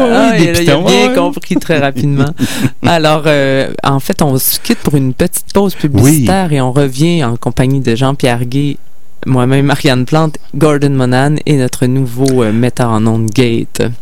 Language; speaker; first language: French; native; French